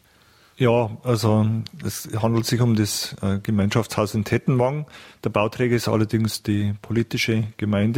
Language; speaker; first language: German; native; German